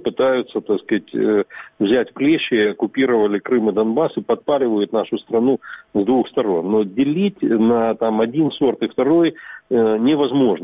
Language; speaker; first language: Russian; native; Russian